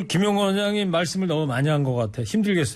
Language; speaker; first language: Korean; native; Korean